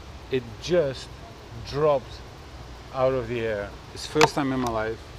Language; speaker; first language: English; non-native, fluent; Dutch